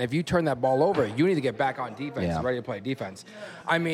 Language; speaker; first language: English; native; English